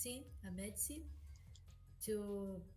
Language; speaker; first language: English; non-native, learner; Portuguese